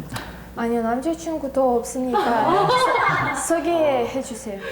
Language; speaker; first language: Korean; non-native, fluent; Russian